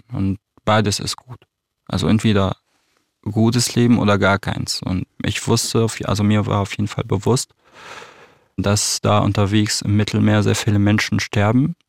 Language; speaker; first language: German; non-native, fluent; Arabic